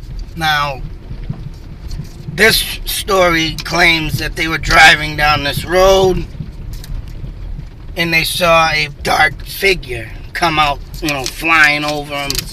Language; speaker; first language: English; native; English